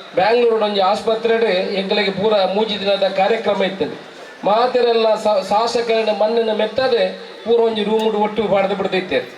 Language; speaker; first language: Kannada; native; Kannada